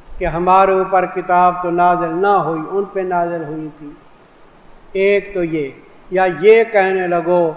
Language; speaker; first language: Urdu; non-native, local second language; Saraiki